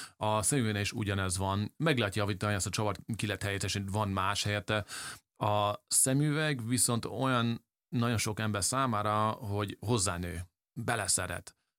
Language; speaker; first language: Hungarian; early bilingual, heritage; English